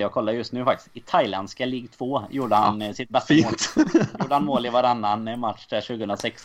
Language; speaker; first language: Swedish; native; Swedish